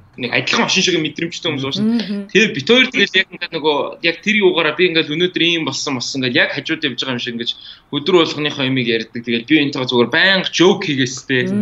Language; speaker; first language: Mongolian; native; Mongolian